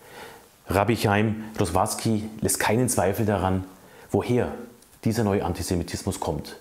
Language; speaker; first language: German; native; German